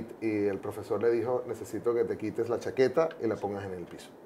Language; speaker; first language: Spanish; native; Spanish